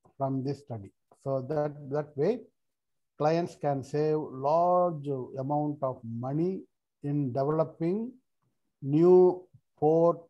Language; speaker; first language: English; non-native, local second language; Tamil